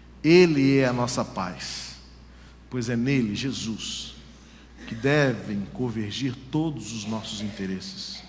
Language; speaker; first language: Portuguese; native; Portuguese